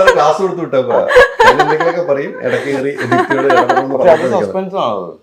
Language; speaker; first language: Malayalam; native; Malayalam